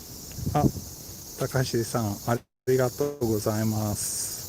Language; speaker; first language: Japanese; non-native, learner; Swedish